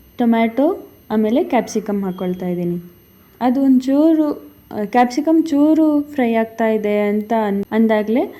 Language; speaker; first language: Kannada; non-native, local second language; Lambadi